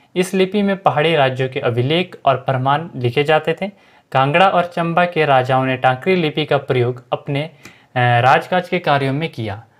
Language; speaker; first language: Hindi; native; Hindi